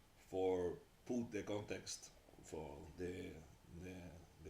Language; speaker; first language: English; non-native, learner; Spanish